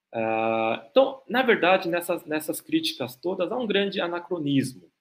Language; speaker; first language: Portuguese; non-native, fluent; Korean